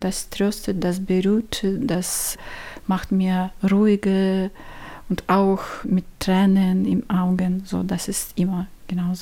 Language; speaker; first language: German; non-native, learner; Ukrainian